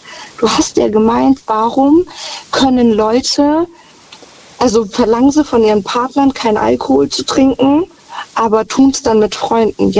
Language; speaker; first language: German; native; German